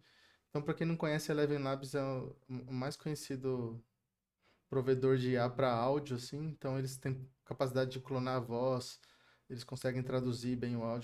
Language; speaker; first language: Portuguese; native; Portuguese